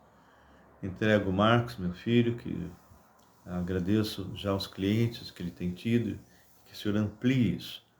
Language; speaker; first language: Portuguese; native; Portuguese